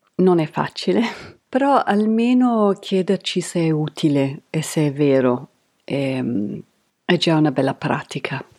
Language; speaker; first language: Italian; non-native, fluent; English